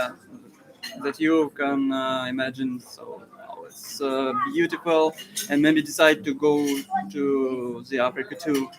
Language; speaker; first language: English; non-native, learner; Russian